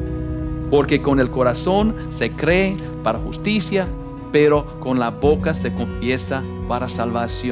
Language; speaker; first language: Spanish; non-native, fluent; English